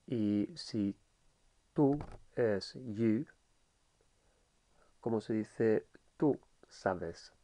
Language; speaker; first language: Spanish; non-native, fluent; English